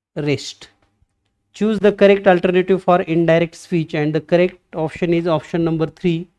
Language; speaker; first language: English; non-native, local second language; Marathi